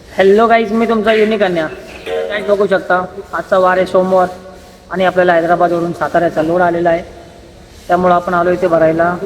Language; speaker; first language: Marathi; non-native, local second language; Kannada